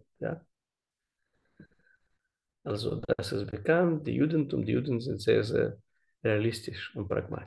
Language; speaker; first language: German; non-native, learner; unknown